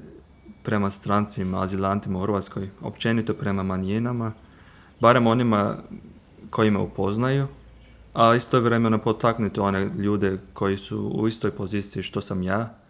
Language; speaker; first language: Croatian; non-native, fluent; Turkish